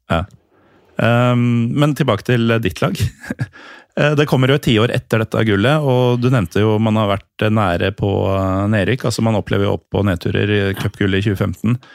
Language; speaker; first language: Norwegian; native; Norwegian